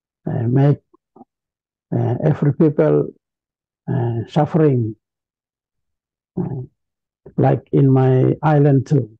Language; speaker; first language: English; non-native, learner; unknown